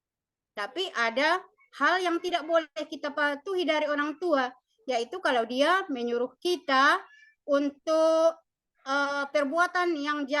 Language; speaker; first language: Indonesian; native; Indonesian